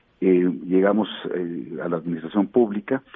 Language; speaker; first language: Spanish; native; Spanish